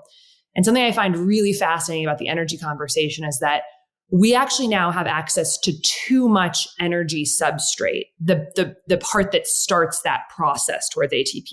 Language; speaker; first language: English; native; English